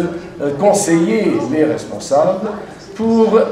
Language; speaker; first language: French; non-native, fluent; Portuguese